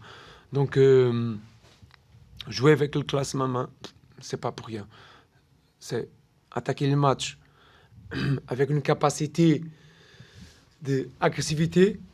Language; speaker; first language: French; non-native, learner; Portuguese